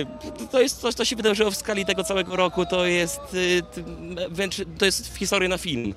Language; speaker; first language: Polish; native; Polish